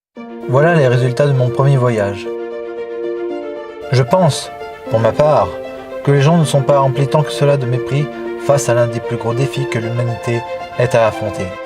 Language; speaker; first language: French; native; French